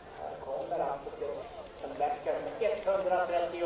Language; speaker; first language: Swedish; native; Swedish